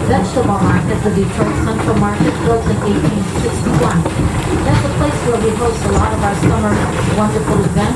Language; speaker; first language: English; native; English